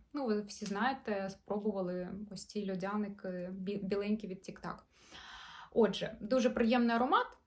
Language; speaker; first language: Ukrainian; non-native, local second language; Russian